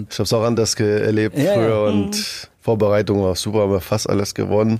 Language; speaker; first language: German; non-native, fluent; French